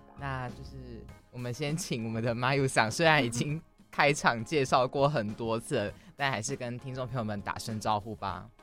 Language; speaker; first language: Chinese; native; Chinese